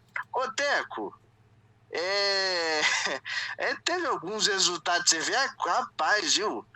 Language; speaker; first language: Portuguese; native; Portuguese